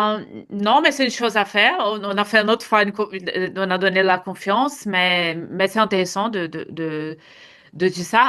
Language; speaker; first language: French; non-native, fluent; Portuguese